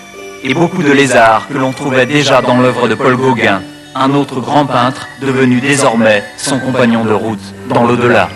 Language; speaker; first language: French; native; French